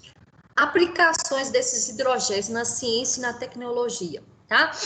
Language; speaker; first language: Portuguese; native; Portuguese